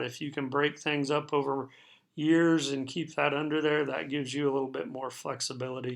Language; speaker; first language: English; native; English